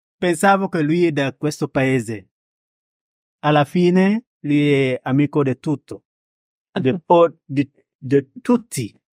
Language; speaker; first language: Italian; non-native, learner; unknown